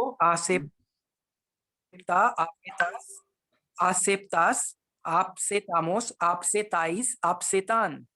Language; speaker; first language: Spanish; non-native, learner; Hindi